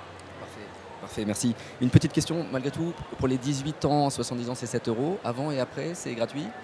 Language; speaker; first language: French; native; French